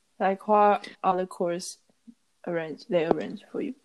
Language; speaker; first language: English; non-native, learner; Chinese